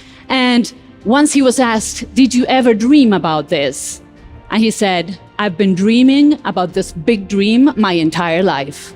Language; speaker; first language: English; non-native, fluent; Spanish